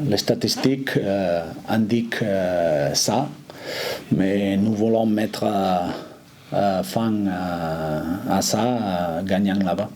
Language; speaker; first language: French; non-native, fluent; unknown